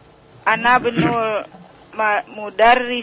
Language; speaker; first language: Arabic; non-native, learner; Indonesian